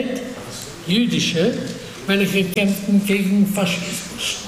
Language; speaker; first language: German; non-native, fluent; Hungarian